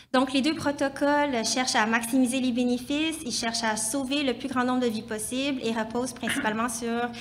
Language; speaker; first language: French; native; French